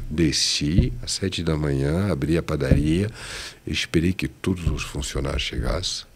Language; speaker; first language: Portuguese; non-native, fluent; French